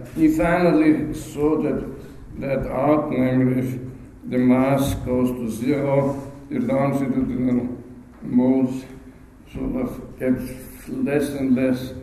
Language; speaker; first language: English; non-native, fluent; German